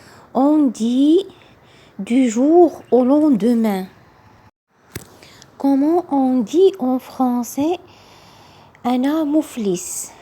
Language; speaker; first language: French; non-native, local second language; Arabic